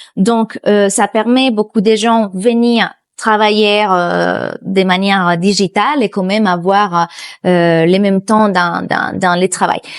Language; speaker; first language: French; non-native, fluent; Spanish